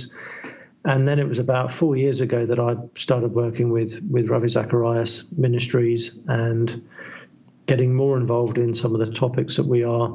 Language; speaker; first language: English; native; English